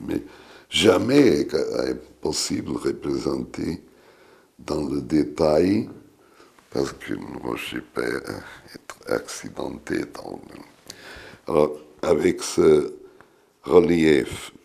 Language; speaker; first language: French; non-native, fluent; Portuguese